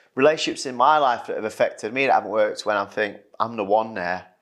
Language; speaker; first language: English; native; English